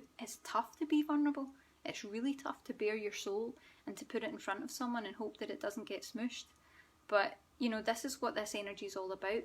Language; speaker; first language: English; native; English